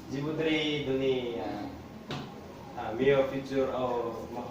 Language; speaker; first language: French; non-native, learner; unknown